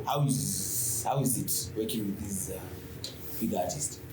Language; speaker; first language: English; non-native, local second language; Shona